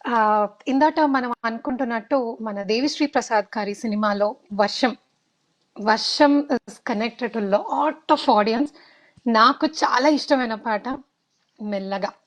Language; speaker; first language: Telugu; native; Telugu